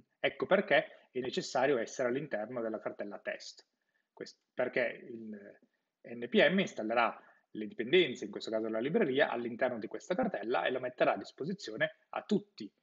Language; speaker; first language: Italian; native; Italian